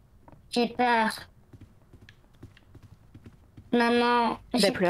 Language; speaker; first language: French; native; French